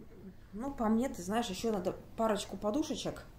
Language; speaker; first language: Russian; native; Russian